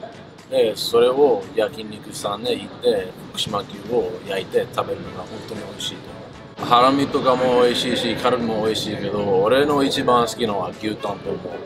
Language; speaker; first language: Japanese; early bilingual, heritage; English